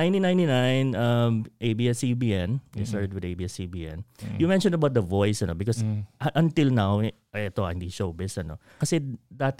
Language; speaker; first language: English; non-native, local second language; Hiligaynon